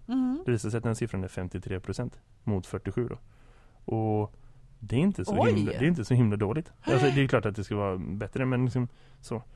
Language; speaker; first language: Swedish; native; Swedish